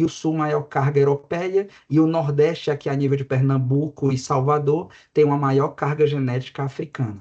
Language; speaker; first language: Portuguese; native; Portuguese